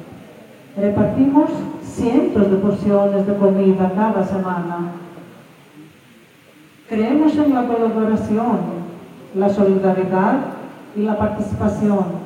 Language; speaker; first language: Spanish; non-native, fluent; Greek